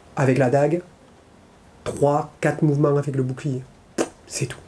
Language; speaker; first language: French; native; French